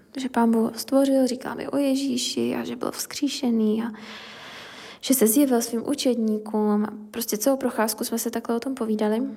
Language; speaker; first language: Czech; native; Czech